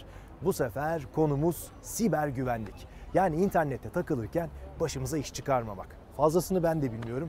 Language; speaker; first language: Turkish; native; Turkish